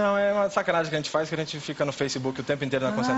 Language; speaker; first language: Portuguese; native; Portuguese